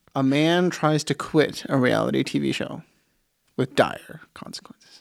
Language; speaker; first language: English; early bilingual, other home language; Plautdietsch